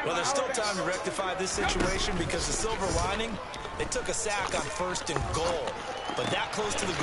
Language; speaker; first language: English; native; English